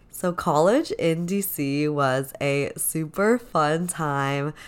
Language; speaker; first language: English; native; English